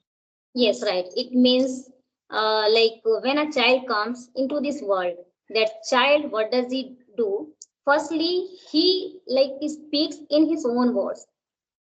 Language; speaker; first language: English; non-native, local second language; Hindi